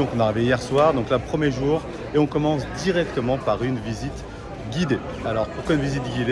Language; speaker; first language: French; early bilingual, other home language; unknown